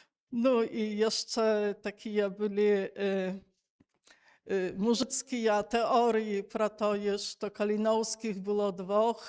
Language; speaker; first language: Polish; non-native, local second language; Belarusian